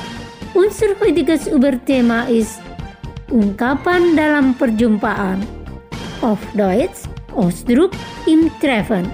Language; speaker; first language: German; non-native, fluent; Indonesian